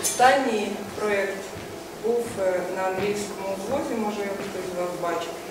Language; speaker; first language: Ukrainian; non-native, local second language; Russian